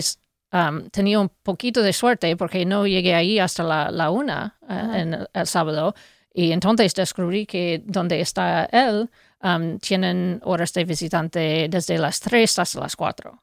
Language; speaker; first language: Spanish; non-native, fluent; English